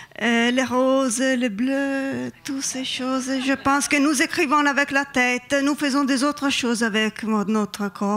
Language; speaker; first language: French; non-native, learner; Italian